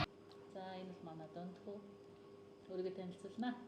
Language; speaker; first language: Mongolian; native; Mongolian